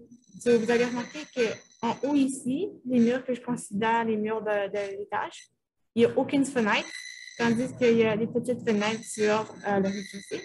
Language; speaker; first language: French; native; French